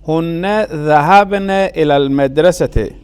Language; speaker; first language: Arabic; non-native, learner; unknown